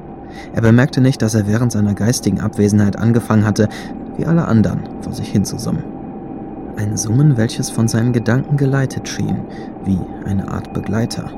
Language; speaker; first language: German; native; German